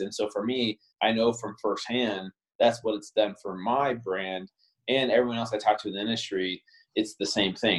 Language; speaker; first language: English; native; English